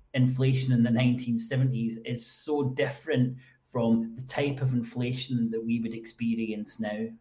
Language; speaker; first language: English; native; English